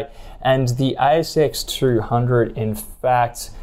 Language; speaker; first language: English; native; English